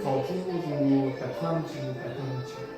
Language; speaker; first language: Korean; non-native, learner; Chinese